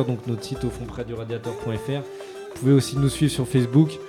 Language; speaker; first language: French; native; French